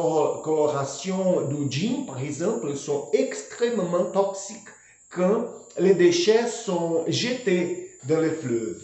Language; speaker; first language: French; non-native, learner; Portuguese